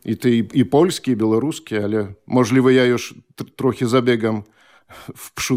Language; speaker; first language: Polish; non-native, fluent; Belarusian